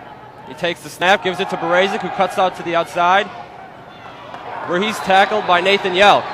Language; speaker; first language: English; native; English